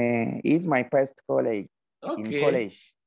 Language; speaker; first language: English; non-native, learner; Arabic